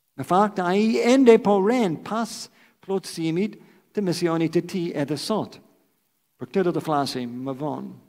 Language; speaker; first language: Albanian; non-native, fluent; English